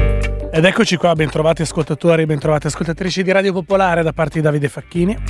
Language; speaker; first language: Italian; native; Italian